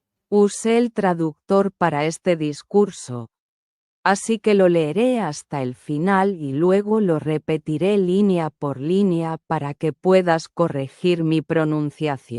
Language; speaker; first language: Spanish; non-native, learner; Arabic